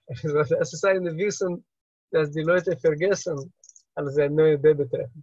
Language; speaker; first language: German; non-native, learner; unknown